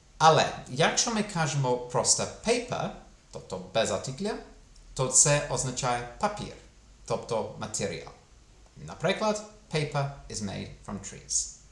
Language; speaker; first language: Ukrainian; non-native, fluent; English